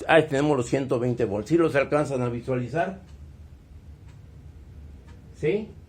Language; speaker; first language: Spanish; native; Spanish